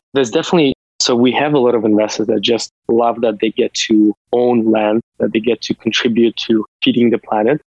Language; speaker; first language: English; non-native, fluent; Russian